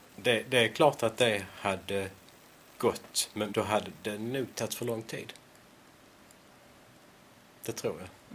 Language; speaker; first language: Swedish; native; Swedish